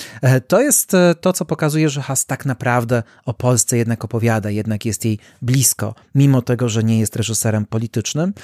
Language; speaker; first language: Polish; native; Polish